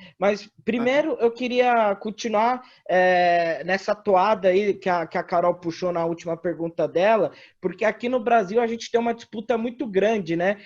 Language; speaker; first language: Portuguese; native; Portuguese